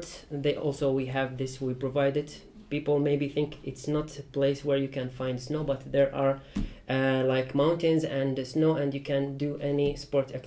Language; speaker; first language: English; non-native, fluent; Persian